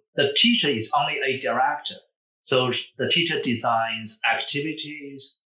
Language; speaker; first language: English; non-native, fluent; Chinese